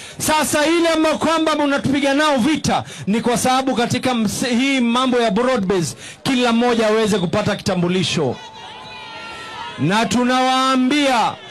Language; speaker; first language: Swahili; native; Swahili